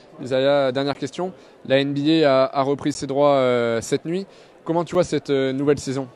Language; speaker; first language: French; native; French